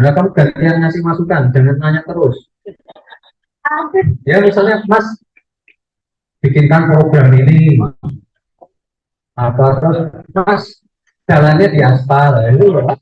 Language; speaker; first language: Indonesian; native; Indonesian